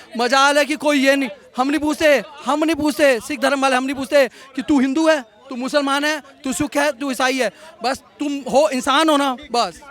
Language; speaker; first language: Hindi; non-native, local second language; Punjabi